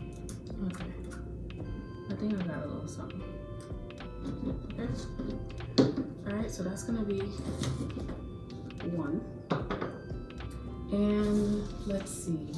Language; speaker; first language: English; native; English